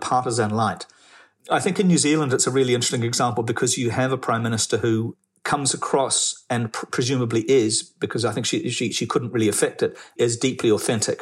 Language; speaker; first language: English; native; English